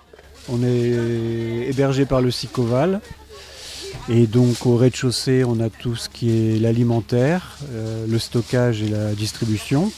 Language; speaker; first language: French; native; French